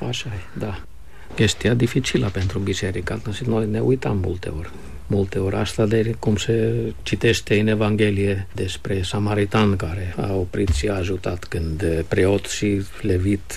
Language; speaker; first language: Romanian; non-native, fluent; Finnish